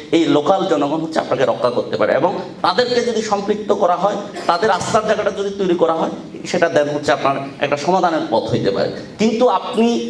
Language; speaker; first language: Bangla; non-native, local second language; Chakma